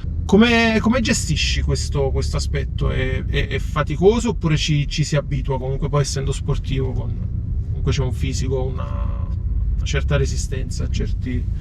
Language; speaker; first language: Italian; native; Italian